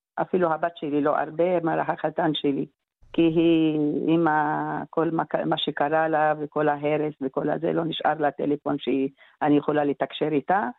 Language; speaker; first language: Hebrew; non-native, local second language; Arabic